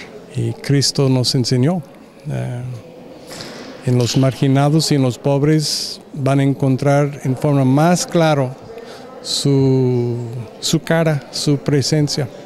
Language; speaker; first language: Spanish; non-native, fluent; English